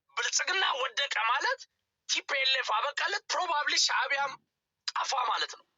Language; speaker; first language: Amharic; native; Amharic